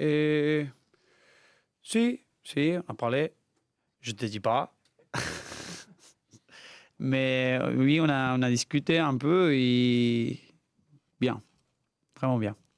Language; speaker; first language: French; non-native, learner; Spanish